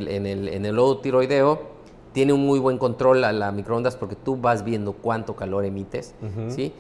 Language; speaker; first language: Spanish; native; Spanish